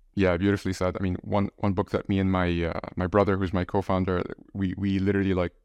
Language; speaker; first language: English; non-native, fluent; Arabic